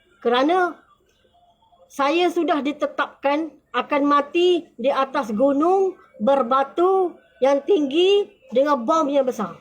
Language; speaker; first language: Malay; native; Malay